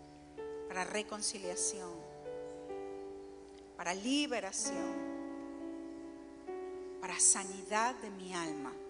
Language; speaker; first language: Spanish; native; Spanish